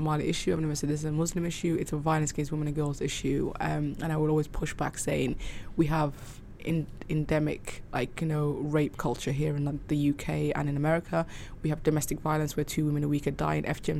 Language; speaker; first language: English; native; English